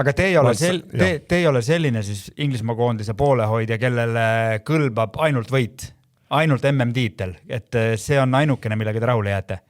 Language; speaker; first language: Estonian; native; Estonian